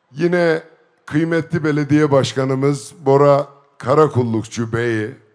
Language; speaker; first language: Turkish; native; Turkish